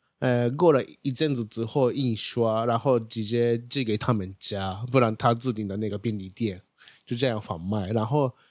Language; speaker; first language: Chinese; non-native, fluent; Japanese